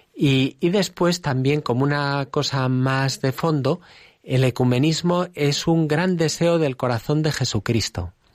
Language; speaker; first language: Spanish; native; Spanish